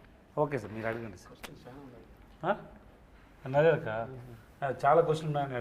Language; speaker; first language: Telugu; non-native, learner; Tamil